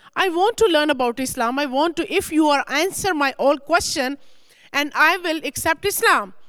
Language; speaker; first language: English; non-native, local second language; Punjabi